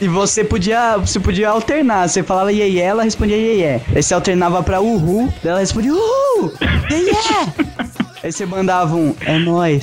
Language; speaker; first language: Portuguese; native; Portuguese